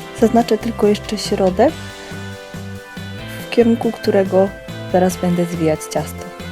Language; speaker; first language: Polish; native; Polish